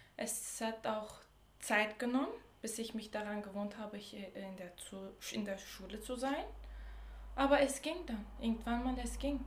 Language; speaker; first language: German; early bilingual, other home language; Turkish